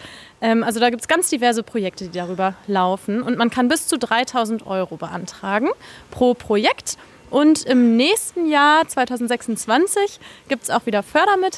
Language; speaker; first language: German; native; German